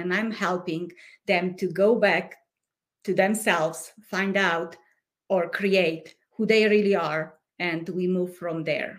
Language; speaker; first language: English; non-native, fluent; Polish